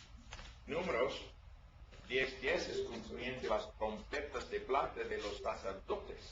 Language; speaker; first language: Spanish; non-native, learner; English